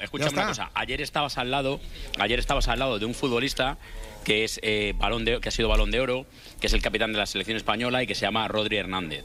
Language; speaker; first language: Spanish; native; Spanish